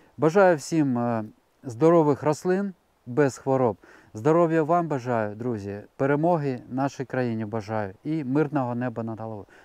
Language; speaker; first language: Ukrainian; non-native, local second language; Russian